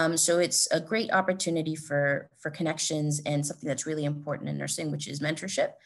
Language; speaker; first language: English; native; English